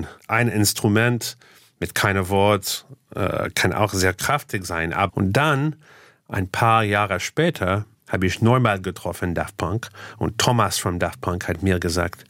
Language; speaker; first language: German; non-native, fluent; English